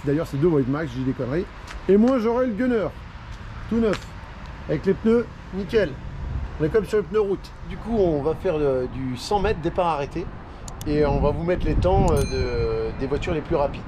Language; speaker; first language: French; native; French